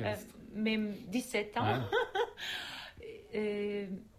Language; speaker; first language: French; non-native, learner; Russian